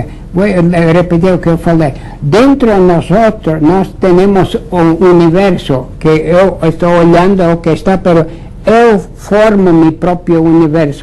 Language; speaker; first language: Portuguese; non-native, fluent; Latvian